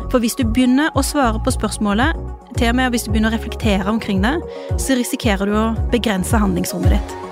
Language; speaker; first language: Norwegian; early bilingual, other home language; Urdu